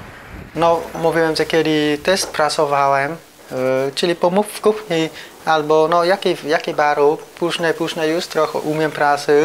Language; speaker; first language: Polish; non-native, learner; Vietnamese